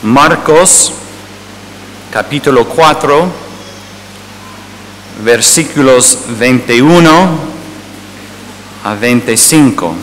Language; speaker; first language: Spanish; non-native, fluent; English